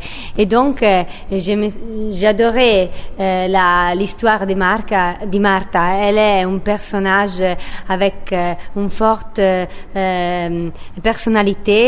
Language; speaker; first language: French; non-native, learner; Italian